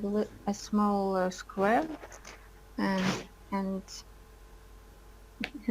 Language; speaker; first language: English; non-native, learner; Russian